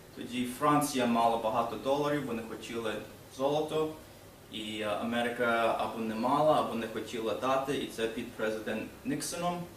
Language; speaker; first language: Ukrainian; early bilingual, heritage; Ukrainian